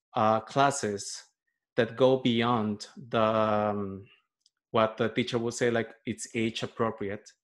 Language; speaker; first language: English; non-native, fluent; Spanish